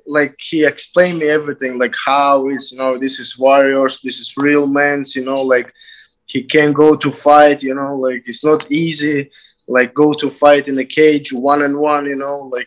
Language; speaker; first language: English; non-native, learner; Azerbaijani